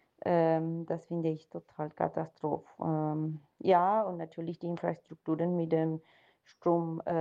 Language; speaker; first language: German; non-native, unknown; Spanish